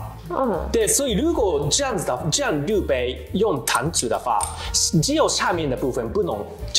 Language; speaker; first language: Chinese; non-native, learner; Japanese